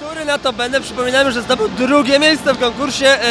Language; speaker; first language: Polish; native; Polish